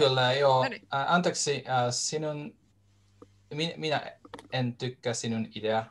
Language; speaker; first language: Finnish; non-native, learner; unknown